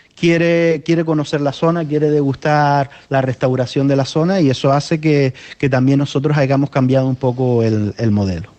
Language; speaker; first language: Spanish; native; Spanish